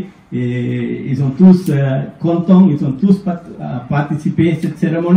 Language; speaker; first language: French; non-native, fluent; Sinhala